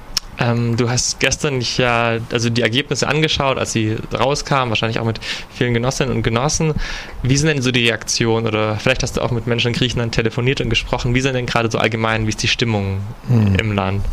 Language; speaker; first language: German; native; German